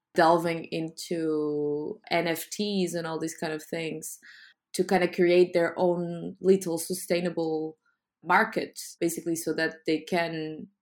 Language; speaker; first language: English; non-native, fluent; Portuguese